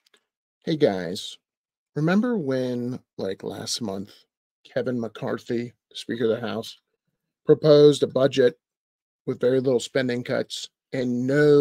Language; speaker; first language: English; native; English